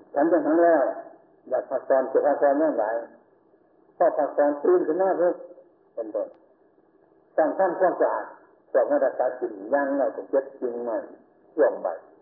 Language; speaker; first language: Thai; native; Thai